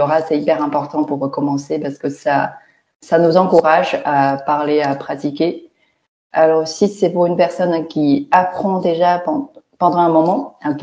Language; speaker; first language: French; non-native, fluent; Chinese